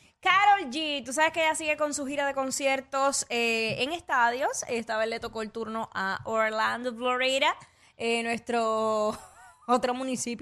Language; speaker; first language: Spanish; native; Spanish